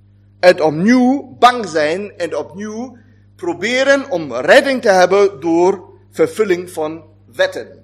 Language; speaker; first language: Dutch; non-native, fluent; German